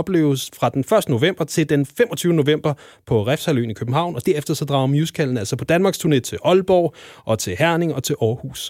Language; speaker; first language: Danish; native; Danish